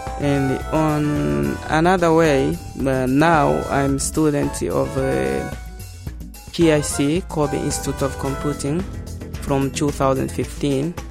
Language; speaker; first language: English; non-native, learner; Portuguese